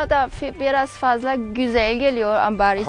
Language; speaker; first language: Turkish; non-native, learner; German